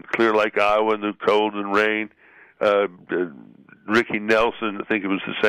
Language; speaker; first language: English; native; English